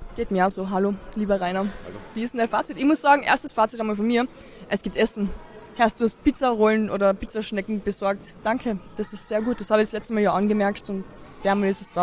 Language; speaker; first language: German; native; German